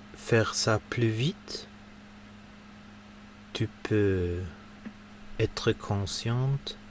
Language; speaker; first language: French; non-native, learner; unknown